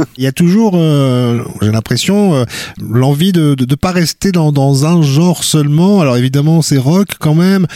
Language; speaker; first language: French; native; French